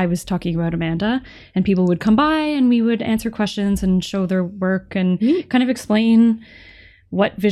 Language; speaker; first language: English; native; English